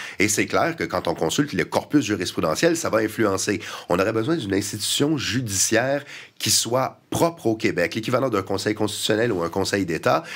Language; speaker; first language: French; native; French